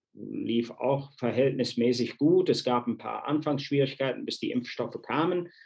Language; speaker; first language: German; native; German